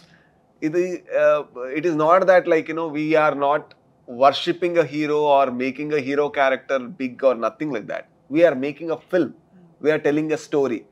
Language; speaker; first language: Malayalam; non-native, learner; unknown